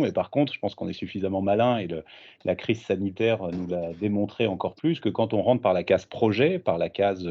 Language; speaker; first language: French; native; French